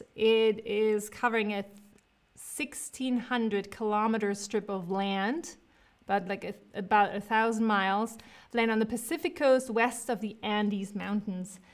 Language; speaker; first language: English; non-native, fluent; German